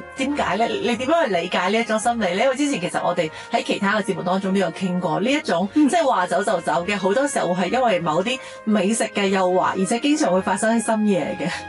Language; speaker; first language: Chinese; non-native, local second language; Cantonese